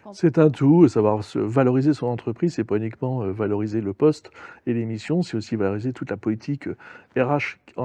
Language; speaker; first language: French; native; French